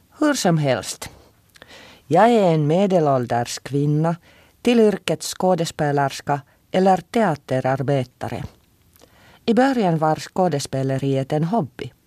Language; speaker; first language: Swedish; non-native, local second language; Finnish